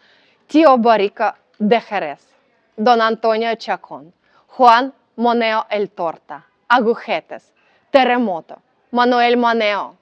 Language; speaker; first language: Spanish; non-native, fluent; Ukrainian